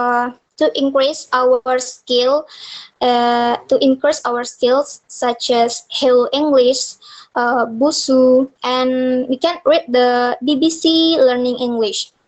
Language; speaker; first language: English; non-native, learner; Indonesian